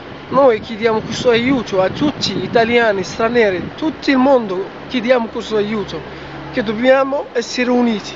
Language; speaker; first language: Italian; non-native, fluent; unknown